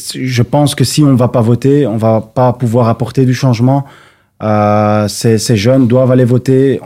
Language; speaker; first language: French; native; French